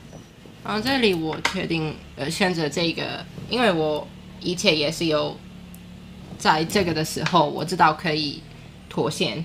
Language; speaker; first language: Chinese; non-native, learner; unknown